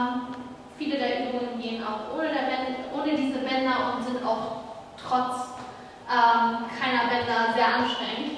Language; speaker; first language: German; native; German